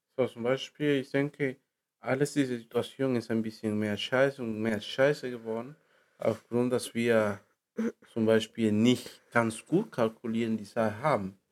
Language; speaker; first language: German; non-native, learner; Spanish